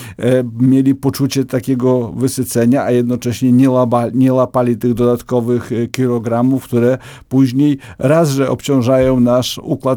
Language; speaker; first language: Polish; native; Polish